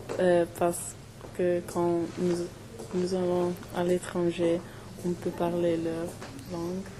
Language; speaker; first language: French; non-native, learner; English